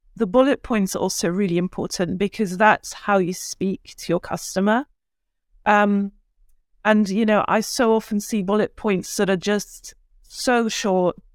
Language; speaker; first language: English; early bilingual, other home language; Turkish